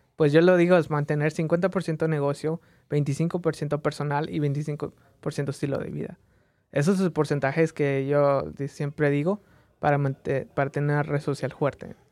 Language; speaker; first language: Spanish; early bilingual, heritage; Spanish